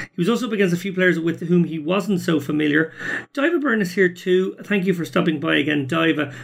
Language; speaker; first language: English; native; English